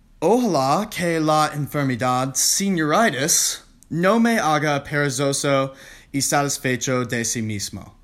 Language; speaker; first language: Spanish; non-native, learner; English